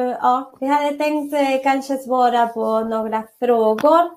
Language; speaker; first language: Swedish; non-native, fluent; Spanish